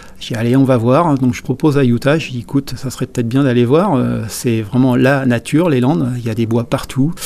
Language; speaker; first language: French; native; French